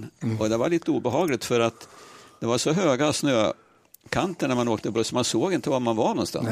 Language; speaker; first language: Swedish; native; Swedish